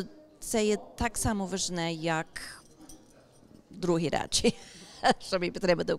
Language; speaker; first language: Ukrainian; early bilingual, heritage; English